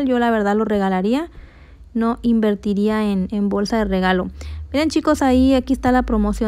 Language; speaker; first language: Spanish; native; Spanish